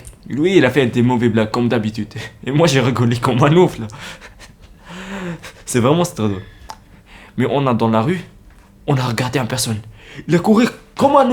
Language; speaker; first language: French; non-native, learner; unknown